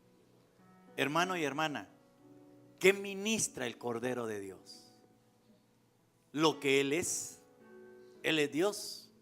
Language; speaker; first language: Spanish; native; Spanish